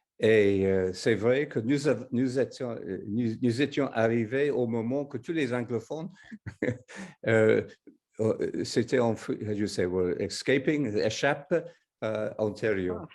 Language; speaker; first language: French; non-native, fluent; English